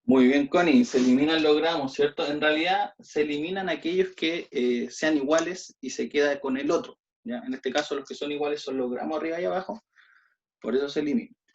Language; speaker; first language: Spanish; native; Spanish